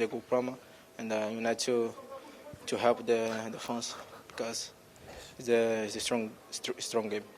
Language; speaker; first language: English; non-native, learner; Portuguese